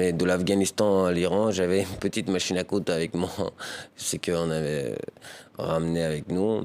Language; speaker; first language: French; early bilingual, other home language; Persian